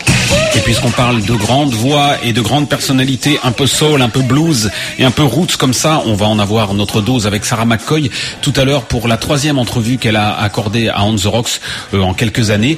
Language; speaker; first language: French; native; French